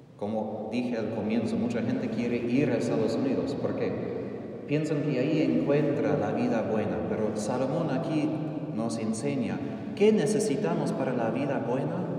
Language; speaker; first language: Spanish; non-native, fluent; English